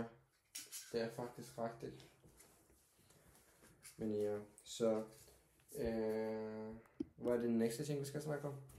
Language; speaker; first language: Danish; non-native, learner; Turkish